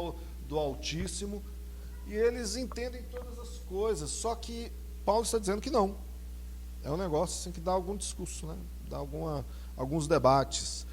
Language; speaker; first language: Portuguese; native; Portuguese